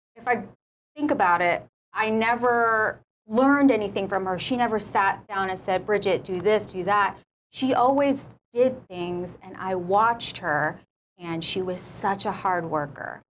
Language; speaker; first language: English; native; English